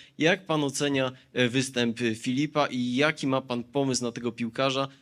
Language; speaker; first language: Polish; native; Polish